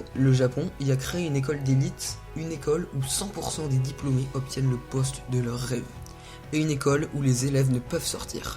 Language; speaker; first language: French; native; French